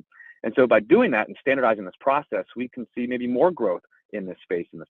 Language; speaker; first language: English; native; English